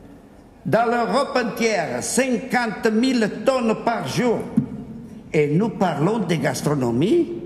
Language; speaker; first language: French; non-native, fluent; Italian